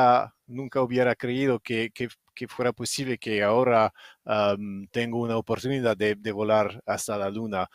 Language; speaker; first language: Spanish; non-native, fluent; French